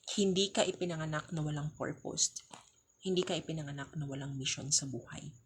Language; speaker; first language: Filipino; non-native, local second language; Cebuano